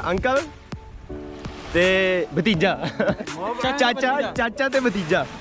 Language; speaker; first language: Hindi; native; Hindi